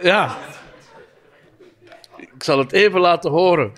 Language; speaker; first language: Dutch; native; Dutch